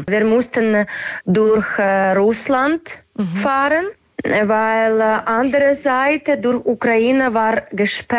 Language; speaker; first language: German; non-native, learner; Ukrainian